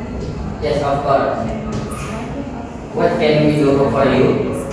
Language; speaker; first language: English; non-native, learner; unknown